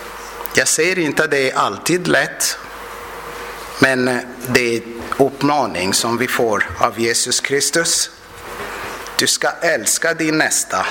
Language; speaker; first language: Swedish; non-native, fluent; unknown